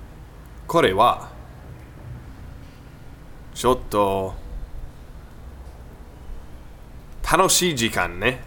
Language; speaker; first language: Japanese; non-native, learner; English